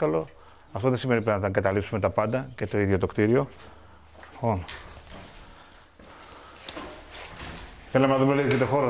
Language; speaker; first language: Greek; native; Greek